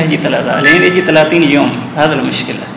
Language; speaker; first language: Arabic; non-native, learner; Urdu